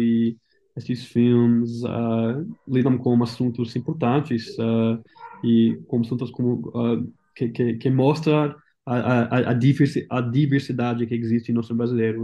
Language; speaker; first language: Portuguese; non-native, learner; English